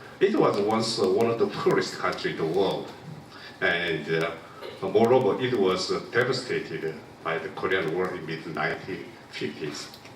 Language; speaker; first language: English; non-native, local second language; Korean